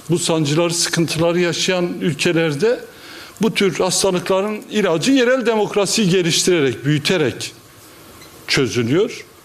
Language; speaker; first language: Turkish; non-native, local second language; Kurdish